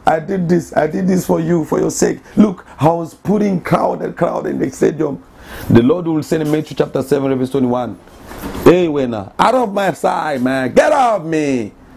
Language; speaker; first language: English; non-native, fluent; Lingala